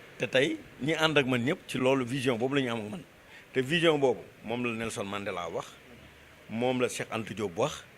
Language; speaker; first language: Wolof; non-native, local second language; Fula